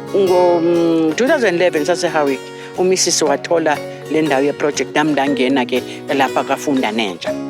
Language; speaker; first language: Zulu; non-native, local second language; Xhosa